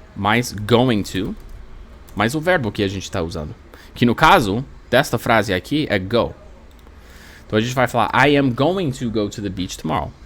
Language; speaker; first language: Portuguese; non-native, fluent; English